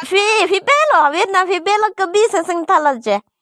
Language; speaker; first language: Arabic; non-native, learner; Hmong